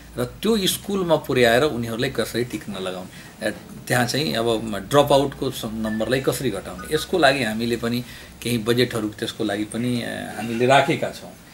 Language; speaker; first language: Nepali; non-native, local second language; Bhojpuri